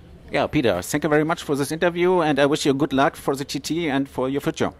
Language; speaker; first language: English; non-native, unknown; German